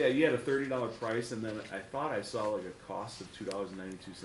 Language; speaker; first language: English; native; English